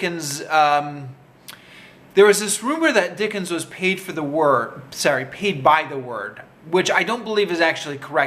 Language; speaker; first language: English; native; English